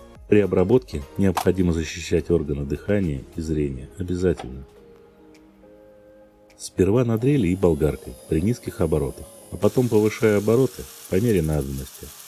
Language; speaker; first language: Russian; native; Russian